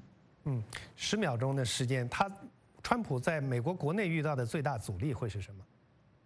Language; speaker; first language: Chinese; native; Chinese